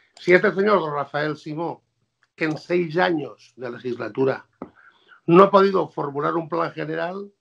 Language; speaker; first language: Spanish; non-native, local second language; Catalan